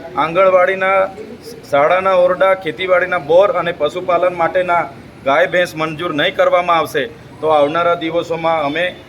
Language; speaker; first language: Gujarati; non-native, local second language; Vasavi